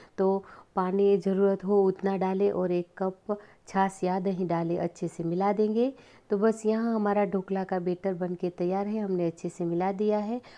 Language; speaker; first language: Hindi; non-native, local second language; Gujarati